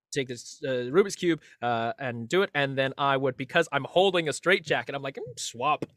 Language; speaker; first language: English; native; English